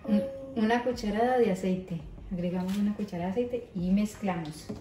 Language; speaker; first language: Spanish; native; Spanish